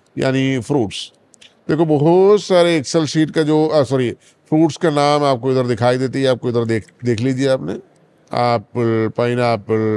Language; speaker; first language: Hindi; non-native, local second language; Malayalam